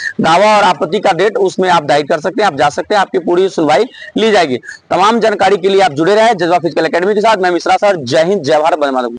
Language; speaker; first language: Hindi; native; Hindi